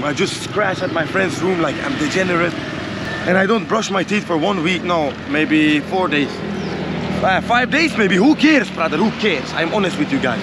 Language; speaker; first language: English; non-native, fluent; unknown